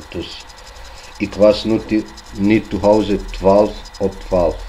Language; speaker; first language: Dutch; non-native, local second language; Albanian